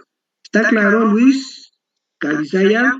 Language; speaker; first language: Spanish; native; Spanish